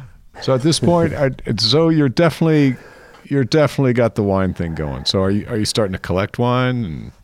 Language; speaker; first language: English; native; English